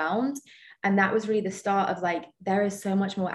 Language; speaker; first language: English; native; English